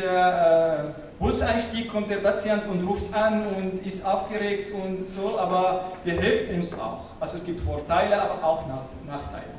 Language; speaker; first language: German; non-native, fluent; Arabic